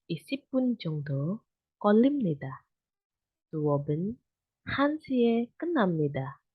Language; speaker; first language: Korean; non-native, fluent; Indonesian